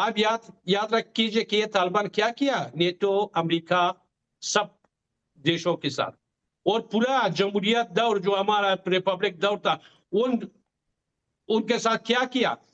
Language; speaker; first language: Hindi; non-native, learner; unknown